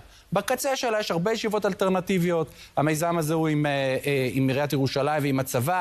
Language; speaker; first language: Hebrew; native; Hebrew